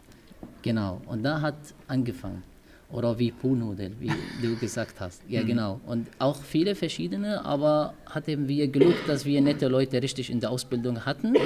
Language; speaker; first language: German; non-native, learner; Arabic